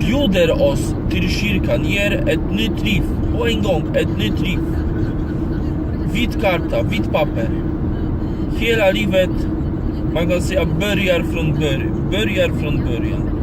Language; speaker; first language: Swedish; non-native, learner; Polish